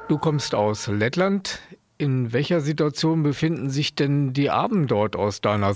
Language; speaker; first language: German; native; German